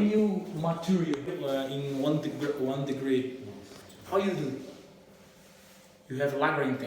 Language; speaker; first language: English; non-native, learner; Portuguese